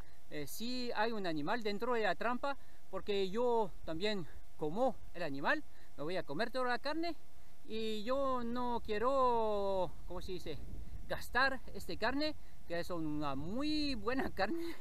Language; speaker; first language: Spanish; non-native, learner; French